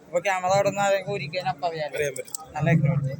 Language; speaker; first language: Malayalam; native; Malayalam